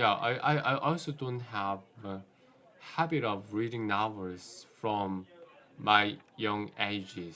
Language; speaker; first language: English; non-native, learner; Korean